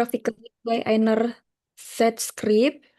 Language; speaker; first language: German; non-native, learner; Indonesian